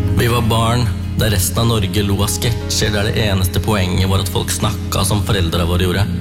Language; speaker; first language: Norwegian; early bilingual, other home language; Tamil